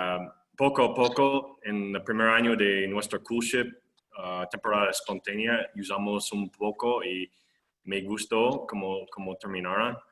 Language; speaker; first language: Spanish; non-native, fluent; English